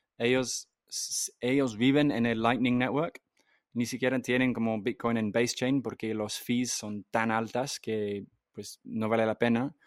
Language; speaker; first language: Spanish; non-native, fluent; English